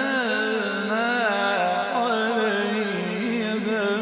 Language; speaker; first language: Arabic; native; Arabic